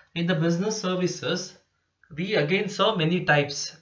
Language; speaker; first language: English; non-native, local second language; Kannada